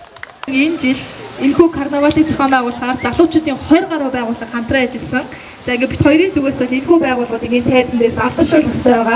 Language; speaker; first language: Mongolian; native; Mongolian